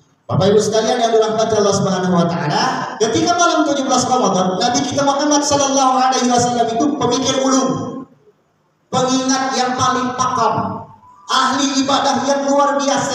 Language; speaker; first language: Indonesian; native; Indonesian